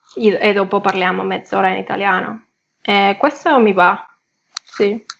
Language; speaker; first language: Italian; non-native, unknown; Catalan